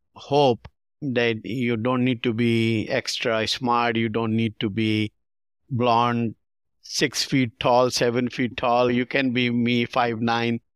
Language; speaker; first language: English; non-native, local second language; Urdu